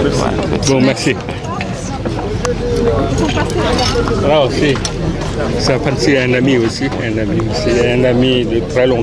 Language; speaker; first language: French; non-native, fluent; Lao